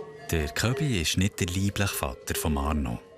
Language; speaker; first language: German; native; German